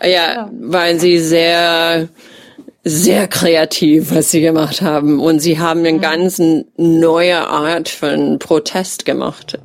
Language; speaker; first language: German; non-native, fluent; English